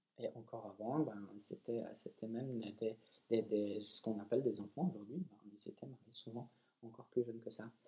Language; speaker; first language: French; non-native, fluent; Polish